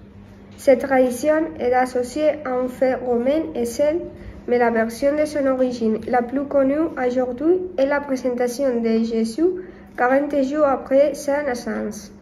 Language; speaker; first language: French; non-native, learner; Spanish